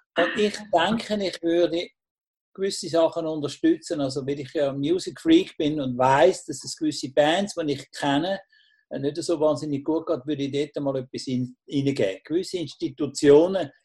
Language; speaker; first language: German; native; German